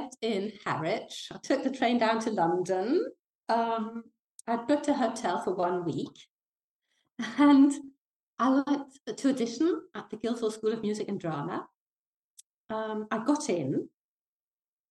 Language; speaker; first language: English; non-native, fluent; Danish